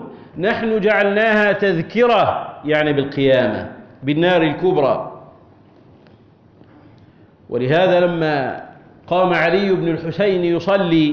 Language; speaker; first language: Arabic; native; Arabic